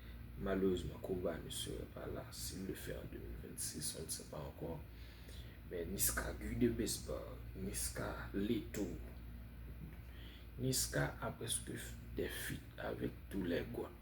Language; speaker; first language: French; non-native, fluent; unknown